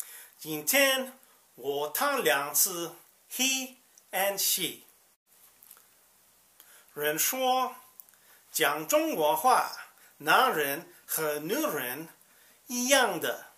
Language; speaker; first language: Chinese; non-native, learner; English